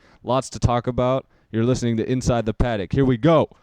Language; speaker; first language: English; native; English